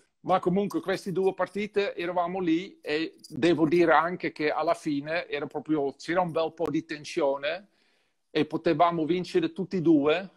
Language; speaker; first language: Italian; non-native, fluent; Dutch